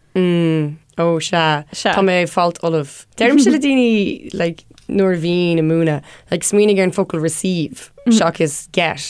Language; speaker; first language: Irish; non-native, local second language; English